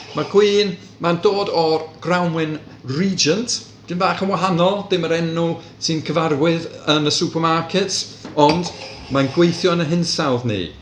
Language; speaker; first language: Welsh; non-native, local second language; English